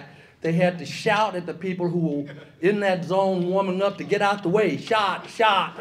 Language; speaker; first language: English; native; English